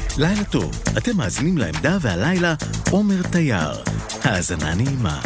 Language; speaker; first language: Hebrew; native; Hebrew